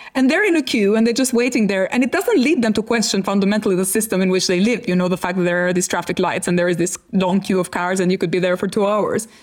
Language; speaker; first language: English; non-native, fluent; Albanian